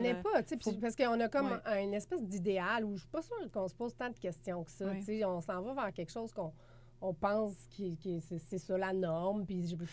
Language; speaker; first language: French; native; French